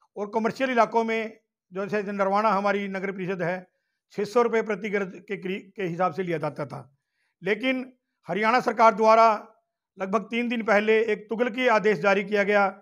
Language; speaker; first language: Hindi; native; Hindi